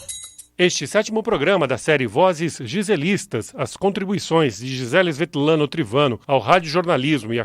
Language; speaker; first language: Portuguese; native; Portuguese